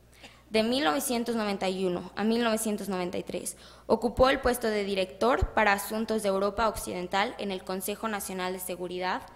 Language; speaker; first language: Spanish; native; Spanish